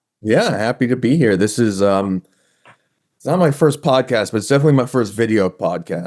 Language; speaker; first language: English; native; English